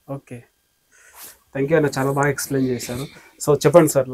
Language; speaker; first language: Telugu; native; Telugu